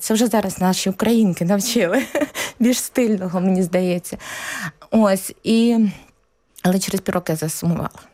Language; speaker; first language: Ukrainian; native; Ukrainian